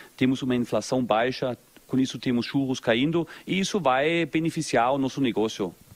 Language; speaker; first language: Portuguese; non-native, fluent; German